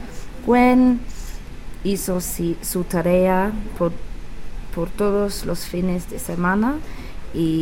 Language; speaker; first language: Spanish; non-native, learner; English